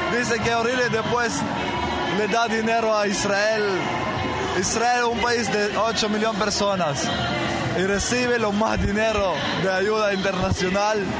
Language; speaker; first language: Spanish; non-native, fluent; Arabic